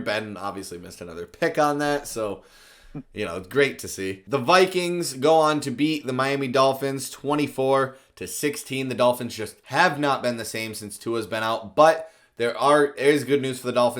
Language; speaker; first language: English; native; English